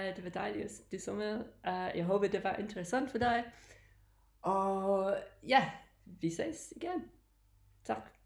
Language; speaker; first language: Danish; non-native, learner; English